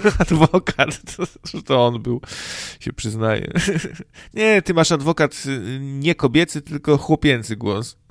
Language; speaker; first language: Polish; native; Polish